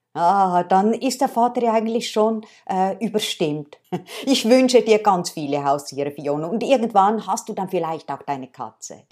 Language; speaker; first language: German; native; German